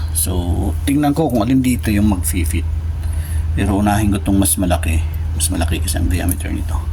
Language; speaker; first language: Filipino; non-native, local second language; Cebuano